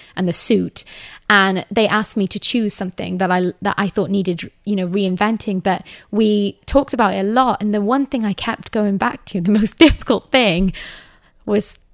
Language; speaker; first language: English; native; English